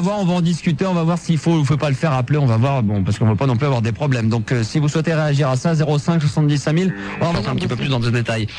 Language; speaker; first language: French; native; French